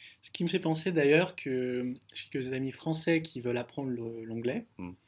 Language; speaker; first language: French; native; French